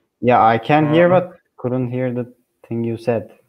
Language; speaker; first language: English; non-native, learner; Turkish